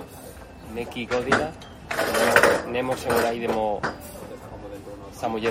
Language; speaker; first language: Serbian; non-native, learner; Spanish